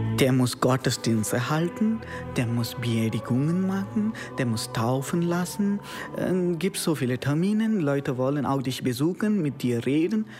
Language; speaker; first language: German; non-native, learner; Konkani